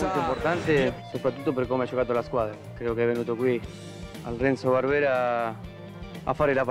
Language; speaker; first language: Italian; non-native, fluent; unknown